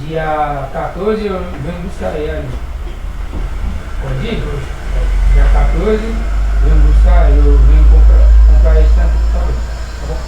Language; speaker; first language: Portuguese; non-native, learner; Haitian Creole